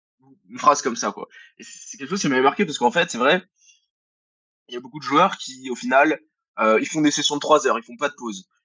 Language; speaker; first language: French; native; French